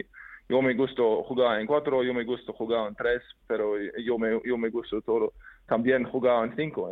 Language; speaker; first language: Spanish; non-native, learner; German